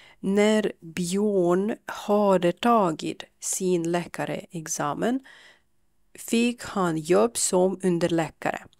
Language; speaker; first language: Swedish; non-native, fluent; Ukrainian